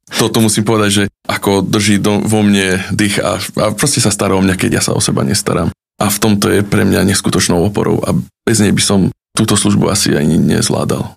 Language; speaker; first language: Slovak; native; Slovak